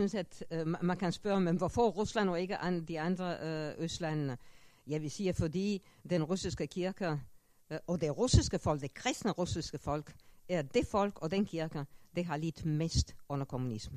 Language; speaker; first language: Danish; non-native, fluent; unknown